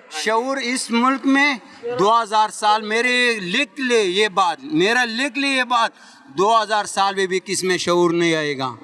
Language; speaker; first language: Urdu; non-native, local second language; Pashto